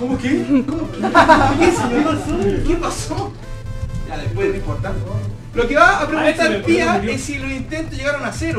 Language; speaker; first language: Spanish; native; Spanish